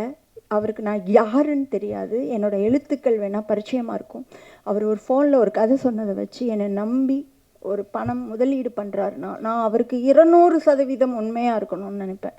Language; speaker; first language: Tamil; native; Tamil